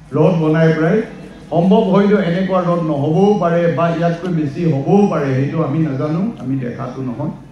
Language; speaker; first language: Assamese; non-native, local second language; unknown